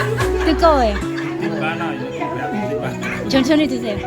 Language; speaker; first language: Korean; non-native, fluent; Khmer